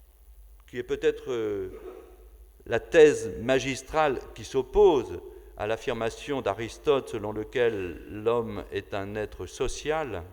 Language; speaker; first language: French; native; French